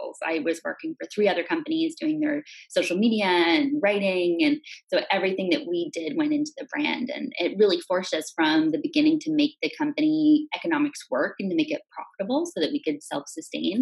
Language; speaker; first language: English; native; English